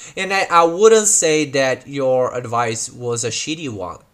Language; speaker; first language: English; non-native, fluent; Portuguese